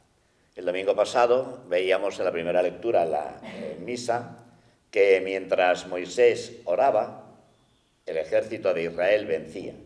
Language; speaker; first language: Spanish; native; Spanish